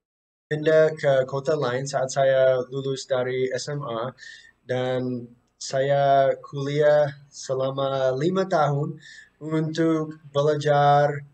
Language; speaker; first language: Indonesian; non-native, fluent; English